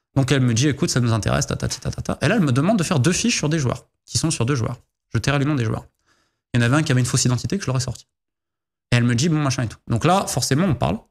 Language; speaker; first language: French; native; French